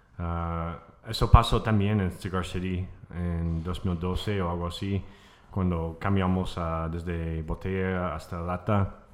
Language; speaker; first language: Spanish; non-native, fluent; English